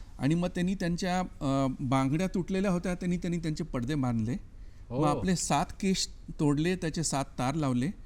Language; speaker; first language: Marathi; native; Marathi